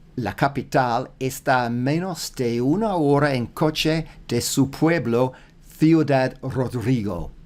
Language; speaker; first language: Spanish; non-native, learner; English